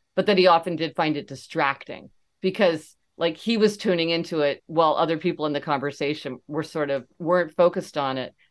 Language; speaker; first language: English; native; English